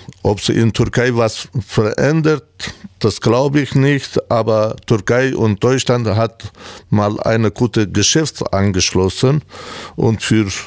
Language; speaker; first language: German; non-native, learner; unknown